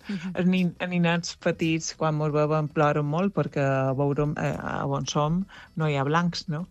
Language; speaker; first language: Catalan; native; Catalan